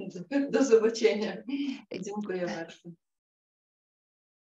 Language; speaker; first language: Polish; non-native, learner; Ukrainian